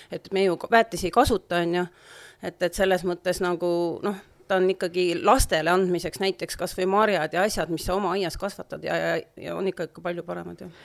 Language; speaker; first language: Estonian; native; Estonian